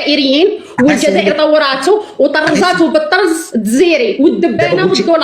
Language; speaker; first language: Arabic; native; Arabic